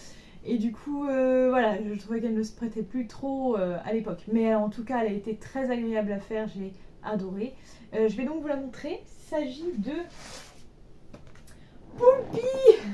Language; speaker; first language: French; native; French